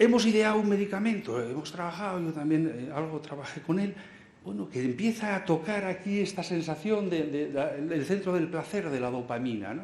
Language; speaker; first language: Spanish; native; Spanish